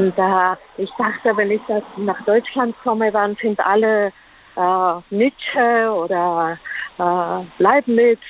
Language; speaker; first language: German; non-native, learner; Spanish